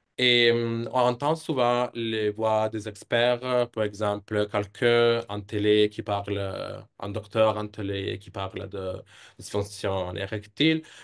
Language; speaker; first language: French; non-native, fluent; Italian